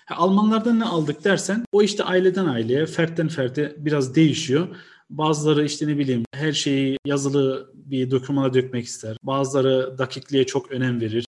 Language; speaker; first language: Turkish; early bilingual, heritage; Turkish